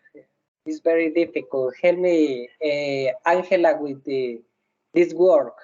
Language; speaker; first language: English; non-native, learner; Spanish